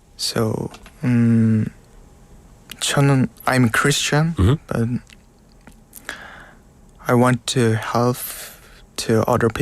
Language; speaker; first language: English; non-native, learner; Mongolian